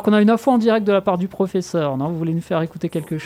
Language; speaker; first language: French; native; French